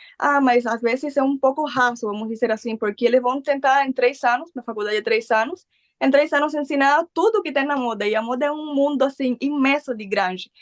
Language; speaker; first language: Portuguese; non-native, fluent; Spanish